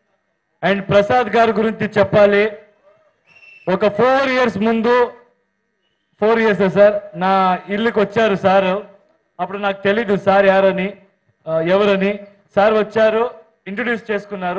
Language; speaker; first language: Telugu; non-native, learner; Kannada